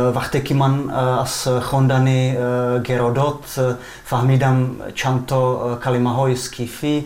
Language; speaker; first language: Tajik; non-native, fluent; Czech